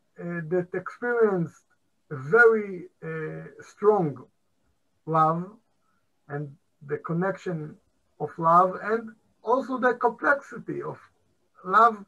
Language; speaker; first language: English; non-native, fluent; Hebrew